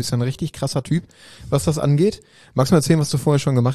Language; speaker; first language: German; native; German